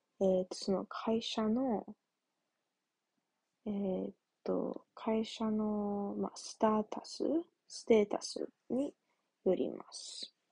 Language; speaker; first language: Japanese; non-native, learner; English